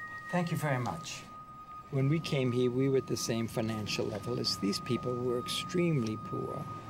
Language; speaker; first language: English; early bilingual, other home language; German